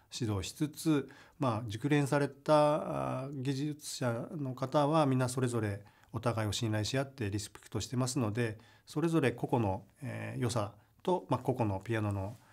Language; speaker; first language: Japanese; native; Japanese